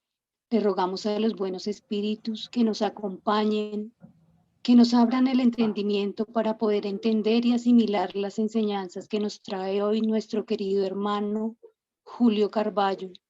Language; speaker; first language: Spanish; native; Spanish